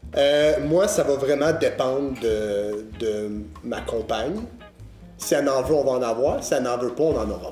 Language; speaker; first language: French; native; French